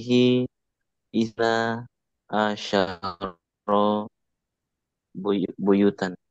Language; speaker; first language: Arabic; non-native, learner; Indonesian